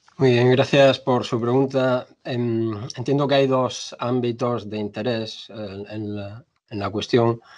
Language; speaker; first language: Spanish; native; Spanish